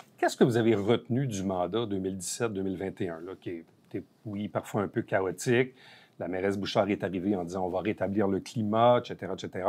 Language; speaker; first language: French; native; French